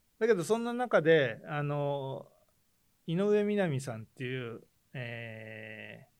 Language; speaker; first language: Japanese; native; Japanese